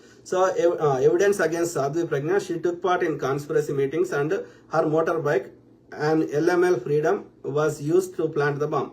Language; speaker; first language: English; non-native, local second language; Telugu